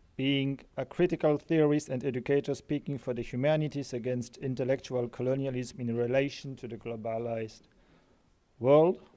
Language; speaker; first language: English; non-native, fluent; Polish